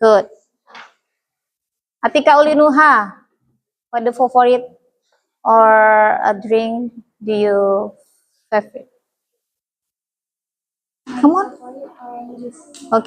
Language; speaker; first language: English; non-native, learner; Indonesian